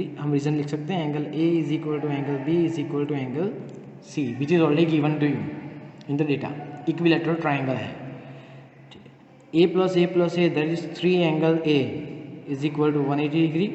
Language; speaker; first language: Hindi; native; Hindi